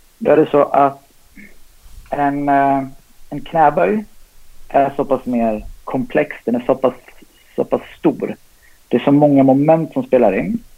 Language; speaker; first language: Swedish; native; Swedish